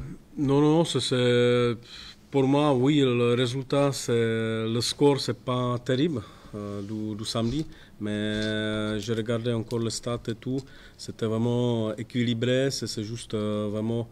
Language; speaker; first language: French; non-native, fluent; Czech